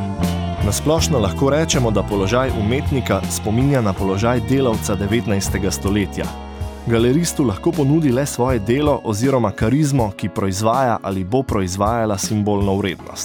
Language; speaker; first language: Slovenian; native; Slovenian